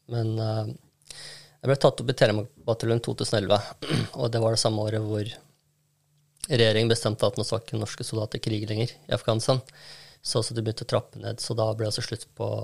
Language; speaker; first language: Norwegian; early bilingual, other home language; Kurdish